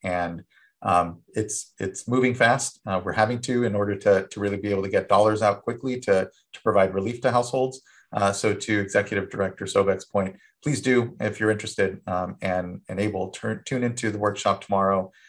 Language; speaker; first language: English; early bilingual, other home language; Spanish